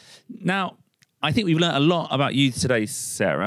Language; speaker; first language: English; native; English